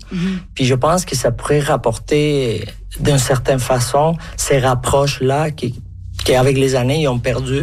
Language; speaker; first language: French; non-native, fluent; Spanish